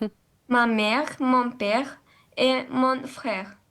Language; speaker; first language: French; non-native, learner; Romanian